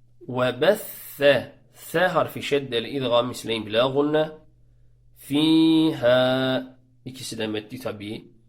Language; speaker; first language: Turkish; native; Turkish